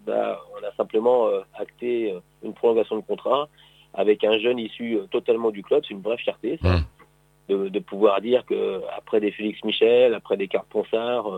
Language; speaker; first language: French; native; French